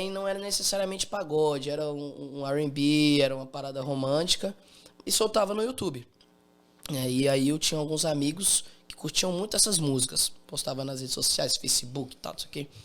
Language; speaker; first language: Portuguese; native; Portuguese